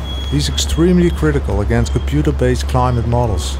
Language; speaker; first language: English; non-native, fluent; Dutch